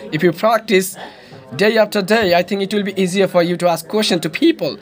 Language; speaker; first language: English; non-native, local second language; Bangla